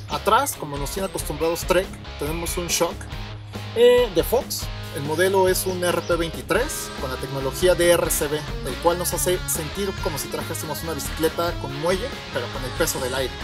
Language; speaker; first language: Spanish; native; Spanish